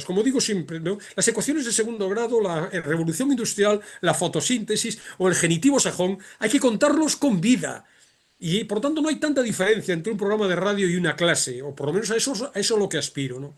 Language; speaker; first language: Spanish; native; Spanish